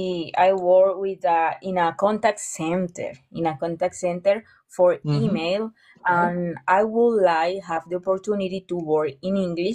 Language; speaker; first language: English; non-native, learner; Spanish